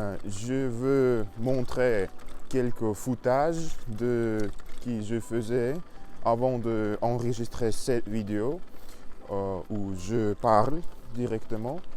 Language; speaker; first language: French; non-native, learner; Russian